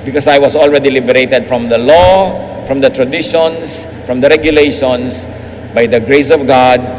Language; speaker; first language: English; non-native, local second language; Filipino